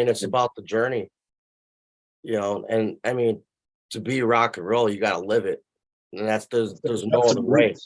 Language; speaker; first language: English; native; English